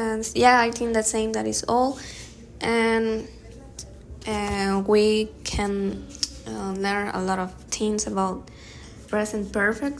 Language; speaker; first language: English; non-native, learner; Spanish